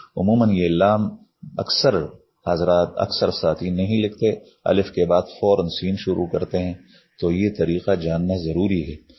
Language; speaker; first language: Urdu; non-native, local second language; Pashto